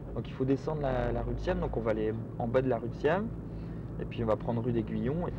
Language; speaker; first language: French; native; French